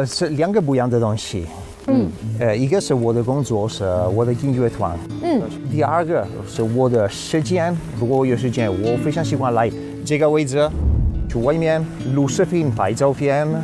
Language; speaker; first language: Chinese; non-native, learner; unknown